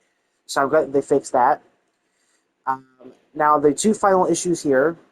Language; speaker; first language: English; native; English